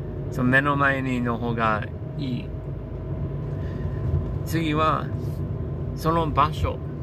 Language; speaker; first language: Japanese; non-native, learner; English